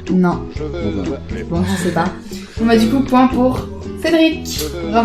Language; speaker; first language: French; native; French